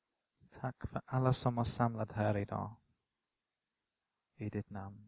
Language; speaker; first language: Swedish; non-native, fluent; English